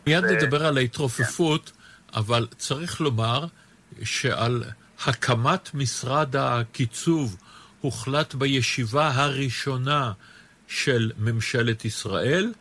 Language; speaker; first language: Hebrew; native; Hebrew